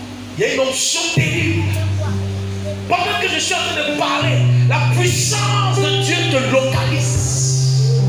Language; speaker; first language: French; native; French